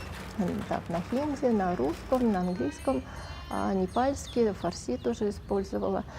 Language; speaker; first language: Russian; non-native, local second language; Tajik